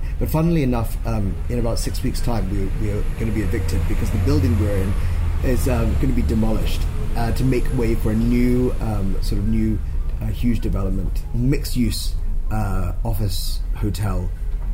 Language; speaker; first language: English; non-native, local second language; Cantonese